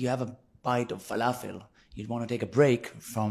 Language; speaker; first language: English; non-native, fluent; Hebrew